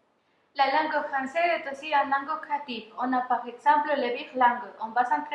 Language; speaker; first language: French; non-native, fluent; Spanish